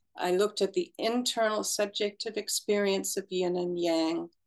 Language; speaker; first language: English; native; English